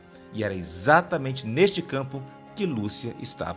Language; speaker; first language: Portuguese; native; Portuguese